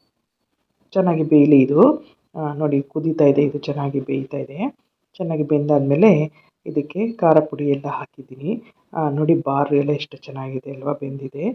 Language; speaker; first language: Kannada; native; Kannada